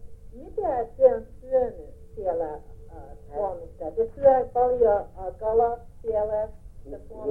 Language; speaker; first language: Finnish; early bilingual, heritage; English